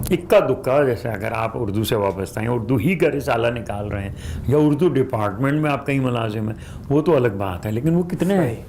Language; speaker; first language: Urdu; non-native, local second language; Gujarati